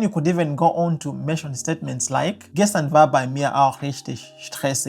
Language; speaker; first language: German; non-native, fluent; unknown